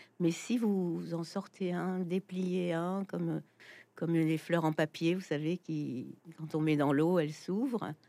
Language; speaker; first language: French; native; French